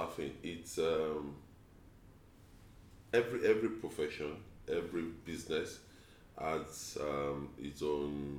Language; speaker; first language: English; non-native, local second language; Yoruba